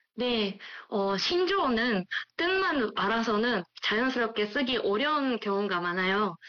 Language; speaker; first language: Korean; non-native, fluent; Japanese